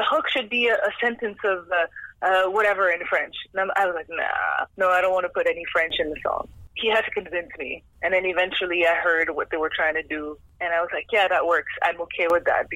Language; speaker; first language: English; non-native, fluent; French